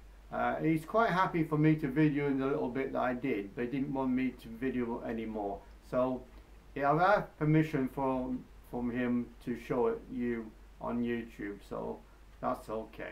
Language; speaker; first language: English; native; English